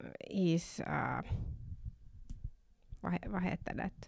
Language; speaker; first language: Swedish; non-native, local second language; Finnish